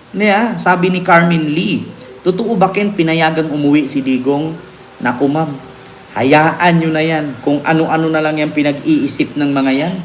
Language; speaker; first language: Filipino; non-native, local second language; Cebuano